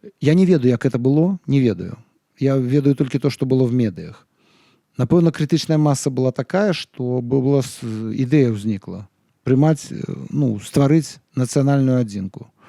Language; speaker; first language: Belarusian; non-native, local second language; Russian